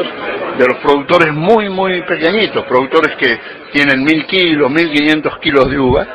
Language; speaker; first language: Spanish; native; Spanish